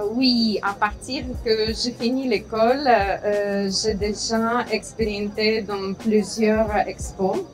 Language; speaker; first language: French; non-native, fluent; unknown